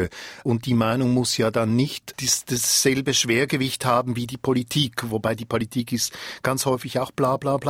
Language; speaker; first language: German; native; German